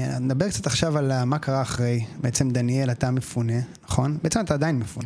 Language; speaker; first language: Hebrew; native; Hebrew